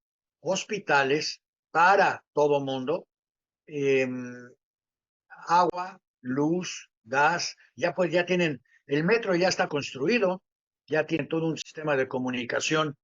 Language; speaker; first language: Spanish; native; Spanish